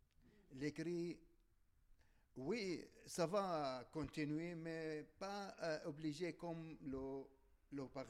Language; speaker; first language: French; non-native, learner; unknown